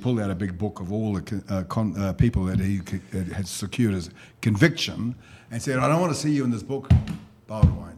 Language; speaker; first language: English; native; English